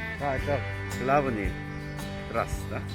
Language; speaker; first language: Russian; non-native, learner; Korean